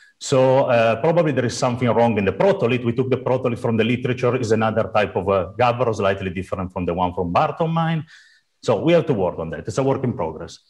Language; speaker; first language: English; non-native, fluent; Italian